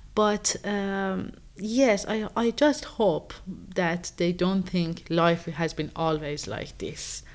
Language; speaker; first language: English; non-native, fluent; Persian